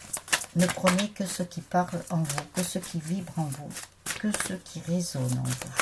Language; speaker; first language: French; native; French